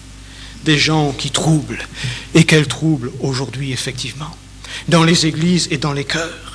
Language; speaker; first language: French; native; French